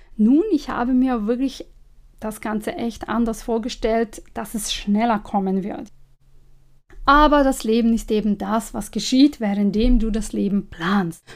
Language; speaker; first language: German; non-native, fluent; Serbian